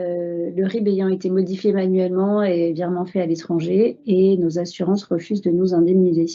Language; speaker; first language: French; native; French